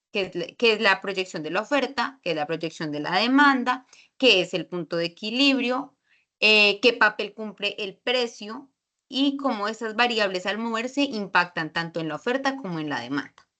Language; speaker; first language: Spanish; native; Spanish